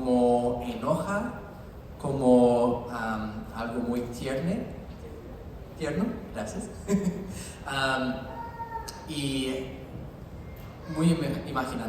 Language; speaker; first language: Spanish; non-native, learner; English